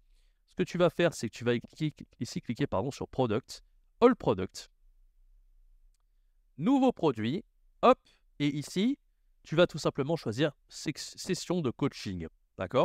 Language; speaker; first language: French; native; French